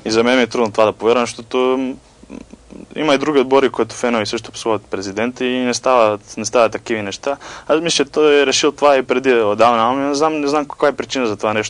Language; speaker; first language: Bulgarian; non-native, fluent; Croatian